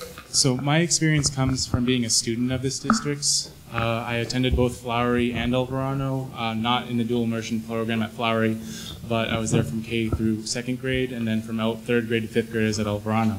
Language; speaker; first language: English; early bilingual, other home language; Spanish